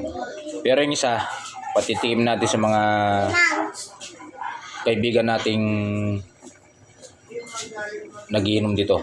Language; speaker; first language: Filipino; non-native, local second language; Pampanga